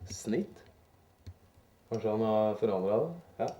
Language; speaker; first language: Norwegian; native; Norwegian